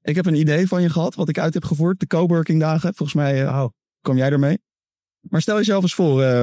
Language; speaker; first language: Dutch; native; Dutch